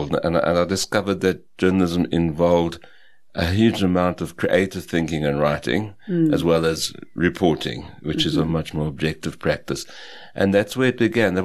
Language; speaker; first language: English; native; English